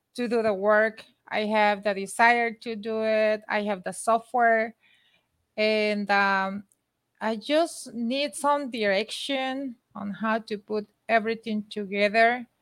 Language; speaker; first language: English; non-native, fluent; Spanish